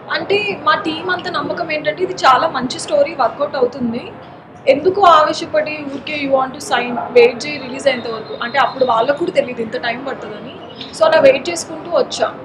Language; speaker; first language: Telugu; non-native, local second language; Marathi